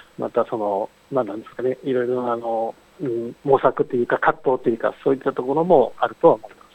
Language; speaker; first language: Japanese; native; Japanese